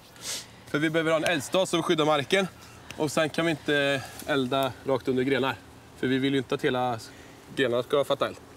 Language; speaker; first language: Swedish; native; Swedish